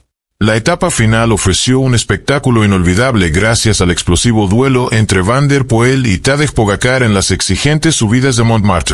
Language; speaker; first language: Spanish; native; Spanish